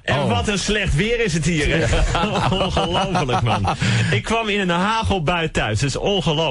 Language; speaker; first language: Dutch; native; Dutch